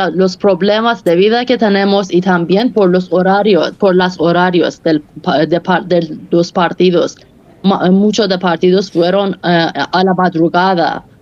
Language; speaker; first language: Spanish; non-native, fluent; Persian